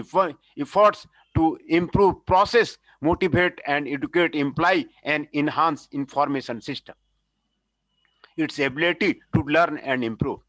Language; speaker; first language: English; non-native, local second language; Hindi